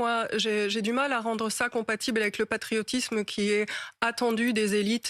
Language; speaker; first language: French; native; French